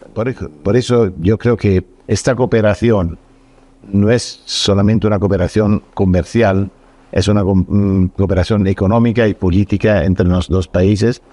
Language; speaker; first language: Spanish; non-native, fluent; Italian